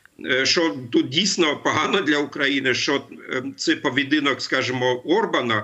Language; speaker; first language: Ukrainian; non-native, fluent; German